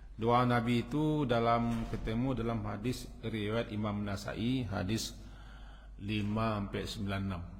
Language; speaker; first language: Malay; non-native, local second language; Minangkabau